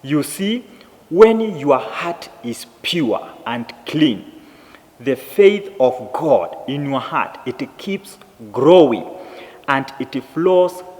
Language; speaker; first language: English; non-native, local second language; Swahili